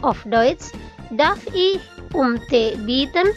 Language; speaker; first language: German; non-native, fluent; Indonesian